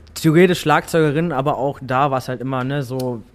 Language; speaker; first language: German; native; German